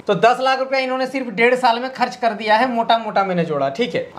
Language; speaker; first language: Hindi; native; Hindi